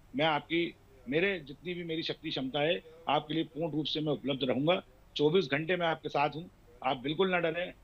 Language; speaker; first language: Hindi; native; Hindi